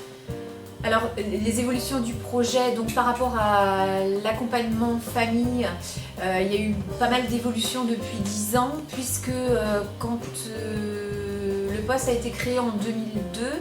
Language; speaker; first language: French; native; French